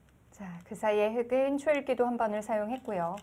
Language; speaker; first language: Korean; native; Korean